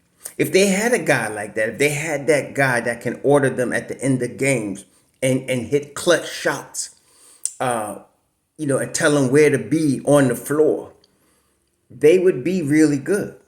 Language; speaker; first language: English; native; English